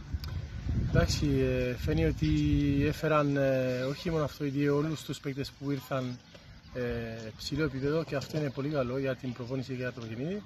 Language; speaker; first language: Greek; non-native, fluent; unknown